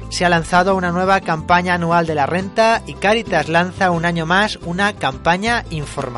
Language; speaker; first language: Spanish; native; Spanish